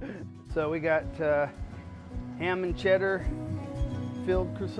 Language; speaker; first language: English; native; English